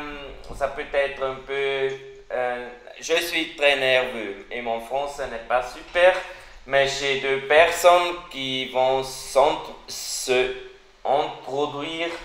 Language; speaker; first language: French; non-native, learner; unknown